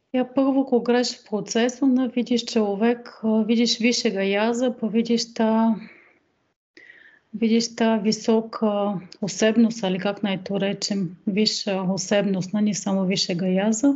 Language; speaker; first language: Slovenian; non-native, fluent; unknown